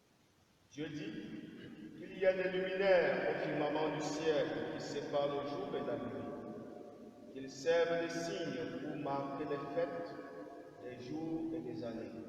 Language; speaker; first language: French; native; French